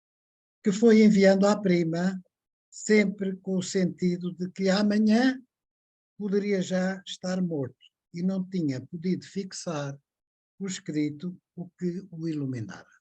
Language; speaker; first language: Portuguese; native; Portuguese